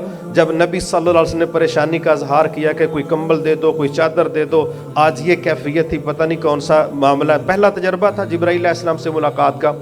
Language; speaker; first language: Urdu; non-native, local second language; Punjabi